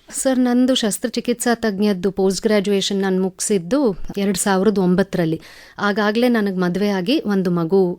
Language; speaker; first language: Kannada; non-native, local second language; Tamil